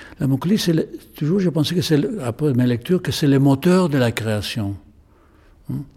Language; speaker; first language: French; non-native, fluent; Spanish